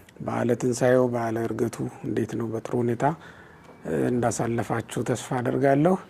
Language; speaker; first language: Amharic; native; Amharic